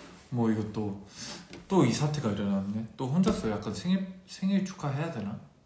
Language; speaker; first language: Korean; early bilingual, heritage; Korean